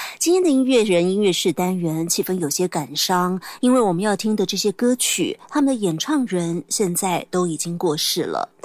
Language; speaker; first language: Chinese; native; Chinese